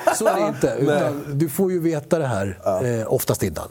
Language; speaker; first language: Swedish; early bilingual, other home language; Spanish